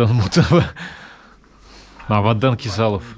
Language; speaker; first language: Dutch; non-native, fluent; Russian